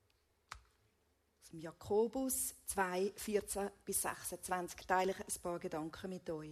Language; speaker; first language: German; native; German